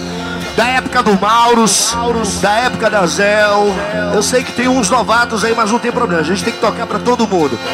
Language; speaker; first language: Portuguese; native; Portuguese